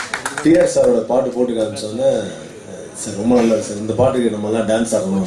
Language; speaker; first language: Tamil; native; Tamil